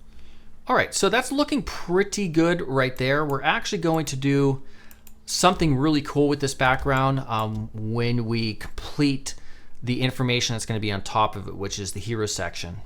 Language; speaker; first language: English; native; English